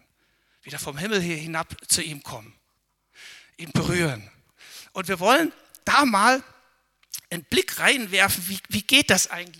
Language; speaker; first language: German; native; German